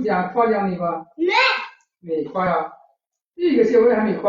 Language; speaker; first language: Chinese; native; Chinese